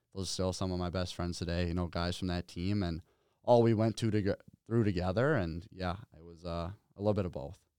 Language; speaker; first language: English; native; English